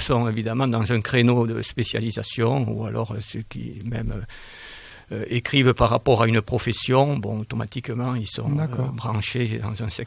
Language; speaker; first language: French; native; French